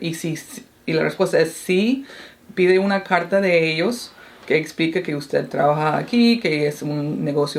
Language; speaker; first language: Spanish; non-native, fluent; English